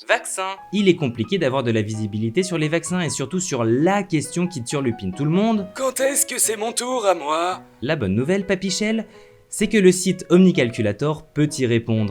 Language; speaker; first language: French; native; French